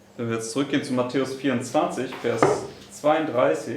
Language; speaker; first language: German; native; German